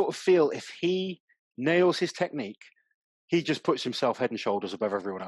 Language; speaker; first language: English; native; English